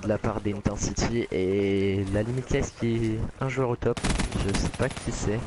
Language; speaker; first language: French; native; French